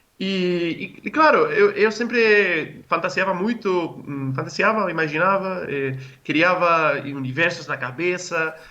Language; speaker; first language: Portuguese; non-native, fluent; Spanish